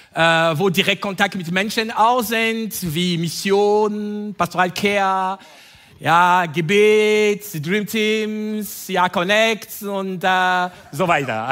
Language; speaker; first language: German; non-native, fluent; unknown